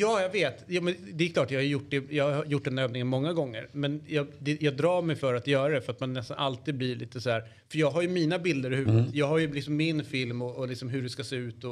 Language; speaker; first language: Swedish; native; Swedish